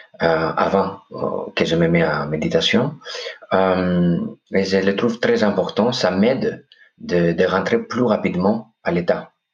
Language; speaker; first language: French; non-native, fluent; Greek